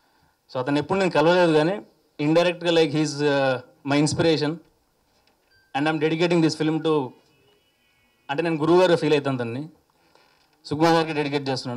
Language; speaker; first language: Telugu; native; Telugu